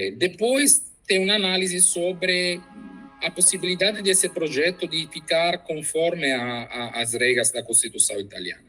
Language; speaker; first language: Portuguese; non-native, fluent; Italian